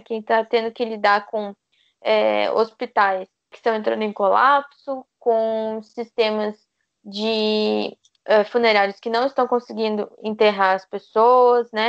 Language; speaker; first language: Portuguese; native; Portuguese